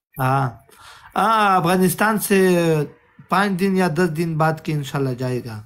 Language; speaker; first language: Hindi; non-native, local second language; Pashto